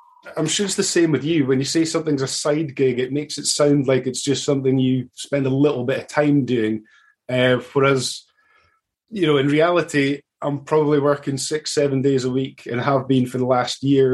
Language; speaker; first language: English; native; English